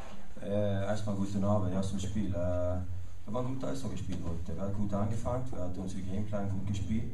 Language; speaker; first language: German; non-native, learner; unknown